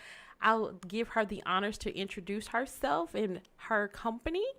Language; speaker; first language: English; native; English